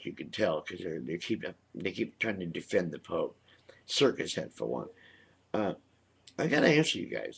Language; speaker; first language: English; native; English